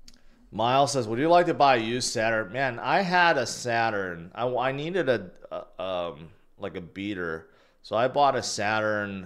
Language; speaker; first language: English; native; English